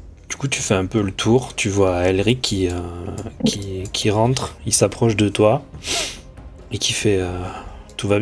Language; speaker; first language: French; native; French